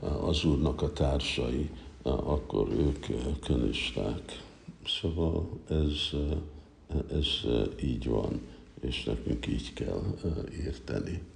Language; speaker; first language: Hungarian; early bilingual, heritage; Hungarian